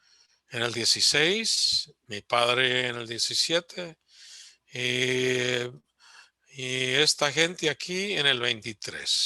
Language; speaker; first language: Spanish; early bilingual, heritage; Spanish